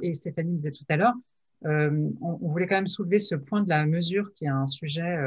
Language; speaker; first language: French; native; French